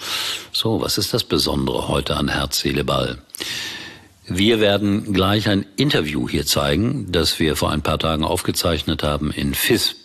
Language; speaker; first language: German; native; German